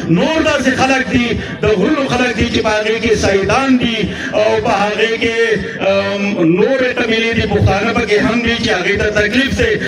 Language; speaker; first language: Pashto; non-native, local second language; Gujari